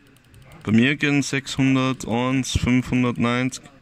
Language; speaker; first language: German; native; German